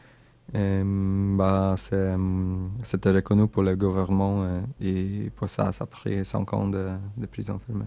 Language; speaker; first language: French; non-native, learner; Indonesian